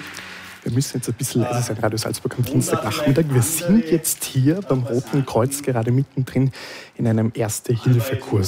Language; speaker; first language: German; native; German